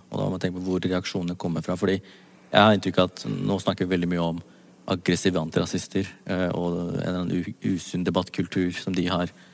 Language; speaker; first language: Norwegian; native; Norwegian